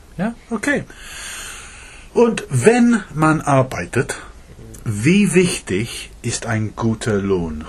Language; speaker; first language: German; non-native, fluent; English